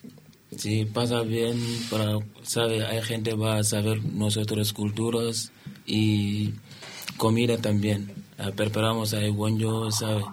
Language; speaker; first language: Spanish; non-native, learner; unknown